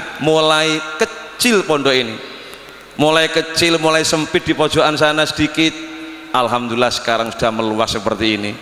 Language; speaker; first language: Indonesian; non-native, local second language; Javanese